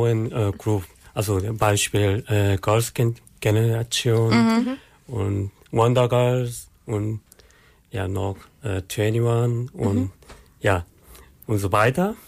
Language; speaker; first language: German; non-native, learner; Korean